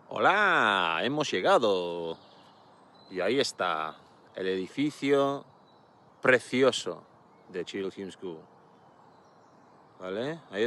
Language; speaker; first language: Spanish; non-native, fluent; English